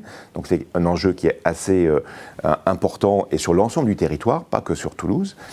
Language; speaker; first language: French; native; French